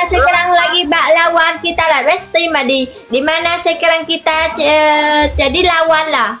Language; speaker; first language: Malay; non-native, learner; Vietnamese